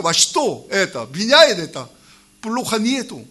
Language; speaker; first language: Russian; non-native, learner; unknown